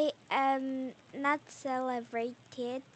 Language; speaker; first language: English; non-native, learner; Korean